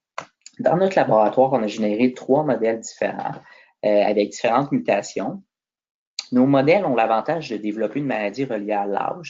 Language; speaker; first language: French; native; French